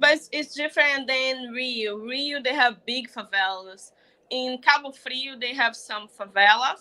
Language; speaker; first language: English; non-native, learner; Portuguese